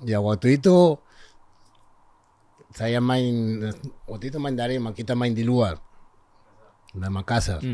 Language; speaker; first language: Indonesian; non-native, learner; Spanish